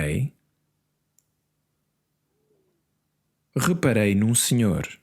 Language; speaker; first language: Portuguese; non-native, learner; English